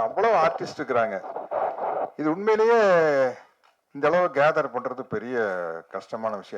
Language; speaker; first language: Tamil; native; Tamil